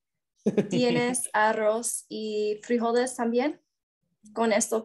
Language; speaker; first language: Spanish; non-native, learner; English